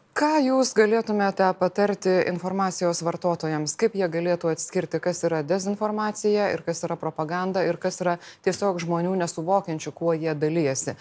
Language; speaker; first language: Lithuanian; native; Lithuanian